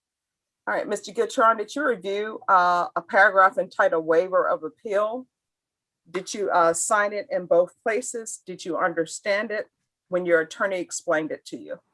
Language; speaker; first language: English; native; English